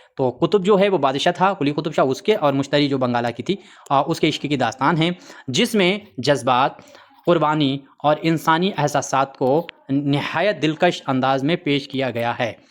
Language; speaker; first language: Urdu; native; Urdu